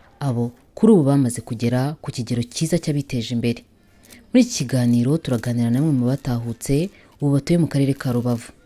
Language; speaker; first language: Kinyarwanda; native; Kinyarwanda